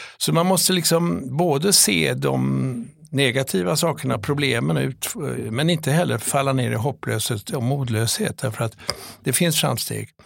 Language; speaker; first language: Swedish; native; Swedish